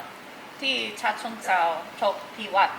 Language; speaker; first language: Thai; non-native, learner; English